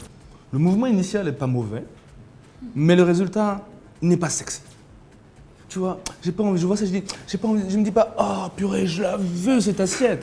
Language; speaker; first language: French; native; French